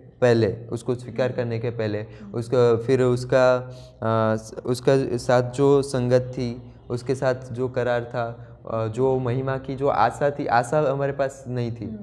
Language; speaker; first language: Hindi; non-native, local second language; Gujarati